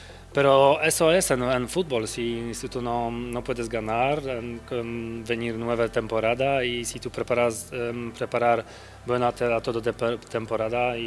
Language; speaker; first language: Spanish; non-native, learner; Polish